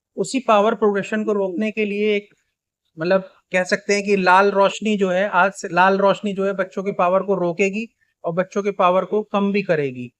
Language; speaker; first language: Hindi; native; Hindi